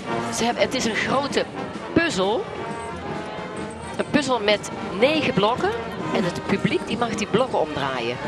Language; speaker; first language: Dutch; native; Dutch